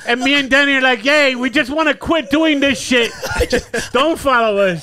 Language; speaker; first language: English; non-native, local second language; Spanish